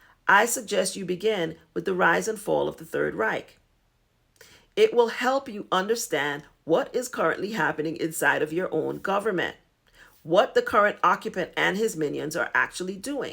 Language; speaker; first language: English; native; English